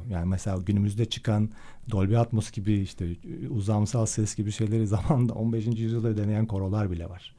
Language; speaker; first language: Turkish; native; Turkish